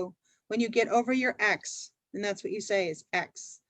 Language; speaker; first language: English; native; English